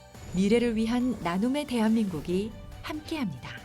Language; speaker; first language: Korean; native; Korean